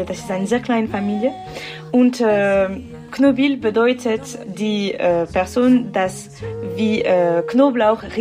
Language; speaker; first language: German; non-native, learner; French